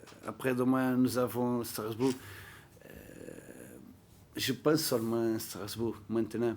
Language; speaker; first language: French; non-native, learner; Portuguese